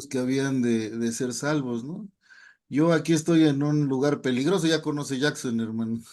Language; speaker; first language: Spanish; native; Spanish